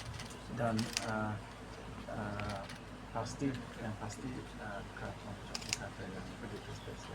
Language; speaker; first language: Indonesian; non-native, fluent; English